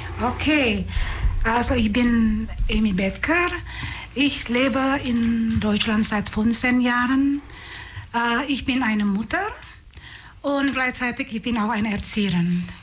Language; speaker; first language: German; non-native, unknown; Indonesian